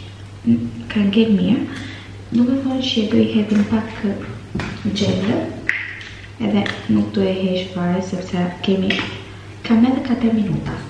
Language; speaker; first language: Albanian; early bilingual, heritage; Albanian